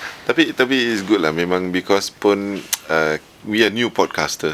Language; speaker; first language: English; non-native, local second language; Malay